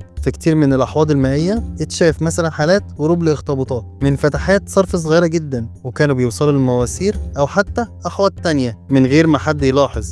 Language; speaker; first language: Arabic; native; Arabic